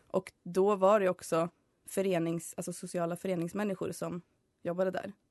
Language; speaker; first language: Swedish; native; Swedish